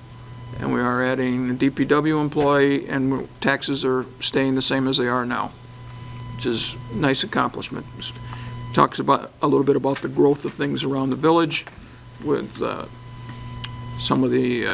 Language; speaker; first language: English; native; English